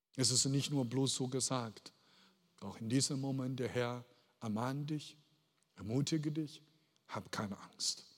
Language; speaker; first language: German; non-native, fluent; Chinese